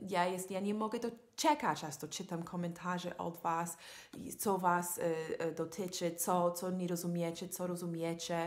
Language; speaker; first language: Polish; non-native, fluent; English